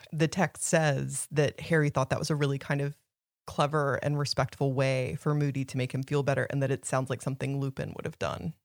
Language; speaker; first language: English; native; English